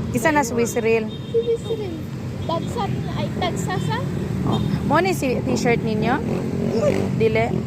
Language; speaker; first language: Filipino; non-native, local second language; Cebuano